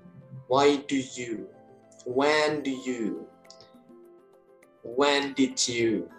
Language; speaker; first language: English; non-native, learner; Indonesian